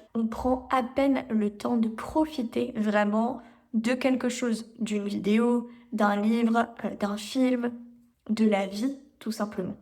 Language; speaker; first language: French; native; French